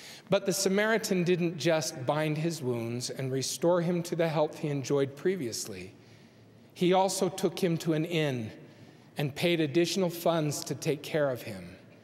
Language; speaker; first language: English; native; English